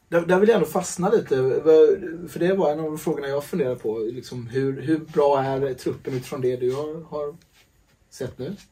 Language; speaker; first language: Swedish; native; Swedish